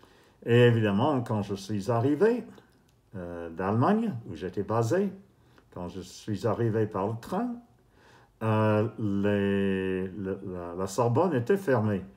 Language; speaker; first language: French; non-native, fluent; English